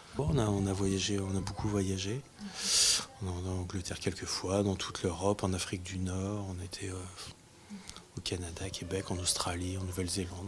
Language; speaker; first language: French; native; French